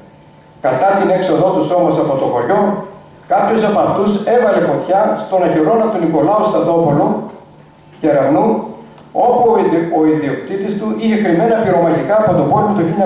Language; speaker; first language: Greek; native; Greek